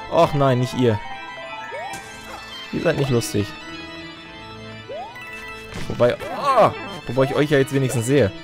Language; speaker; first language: German; native; German